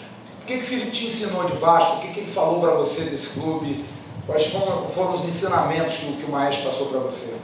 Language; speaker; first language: Portuguese; native; Portuguese